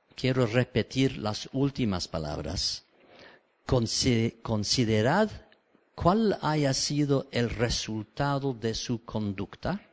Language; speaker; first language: Spanish; non-native, fluent; English